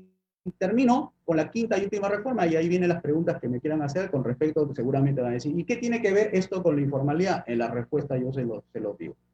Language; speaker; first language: Spanish; native; Spanish